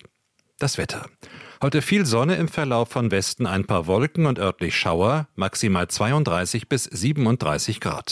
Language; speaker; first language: German; native; German